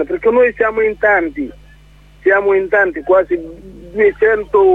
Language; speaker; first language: Italian; non-native, learner; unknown